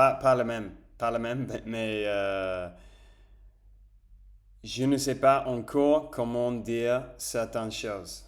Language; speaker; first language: French; non-native, fluent; Spanish